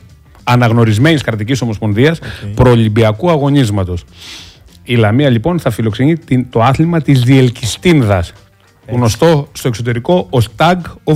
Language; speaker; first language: Greek; native; Greek